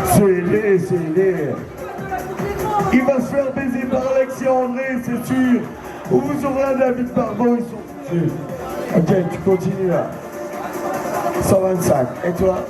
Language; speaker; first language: French; native; French